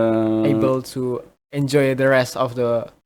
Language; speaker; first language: English; non-native, fluent; Indonesian